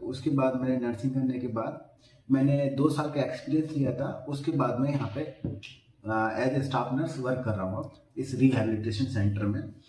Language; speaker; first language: Hindi; native; Hindi